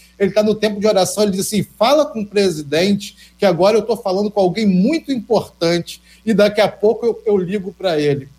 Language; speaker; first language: Portuguese; native; Portuguese